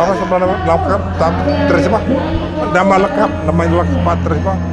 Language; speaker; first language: Indonesian; native; Indonesian